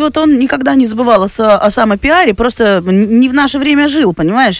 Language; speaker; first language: Russian; native; Russian